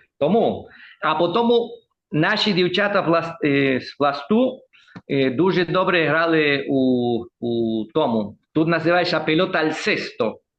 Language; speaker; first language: Ukrainian; early bilingual, heritage; Ukrainian